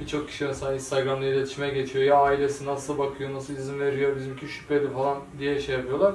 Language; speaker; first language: Turkish; native; Turkish